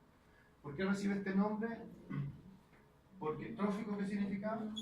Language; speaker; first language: Spanish; native; Spanish